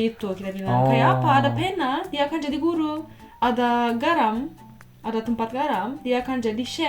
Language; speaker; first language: Indonesian; non-native, fluent; Turkish